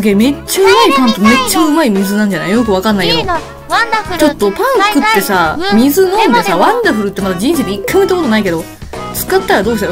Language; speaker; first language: Japanese; native; Japanese